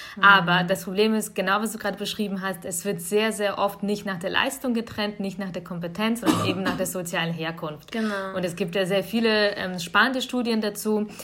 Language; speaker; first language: German; early bilingual, other home language; Russian